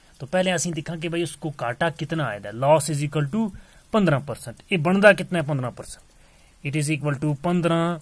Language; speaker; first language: Urdu; non-native, local second language; Punjabi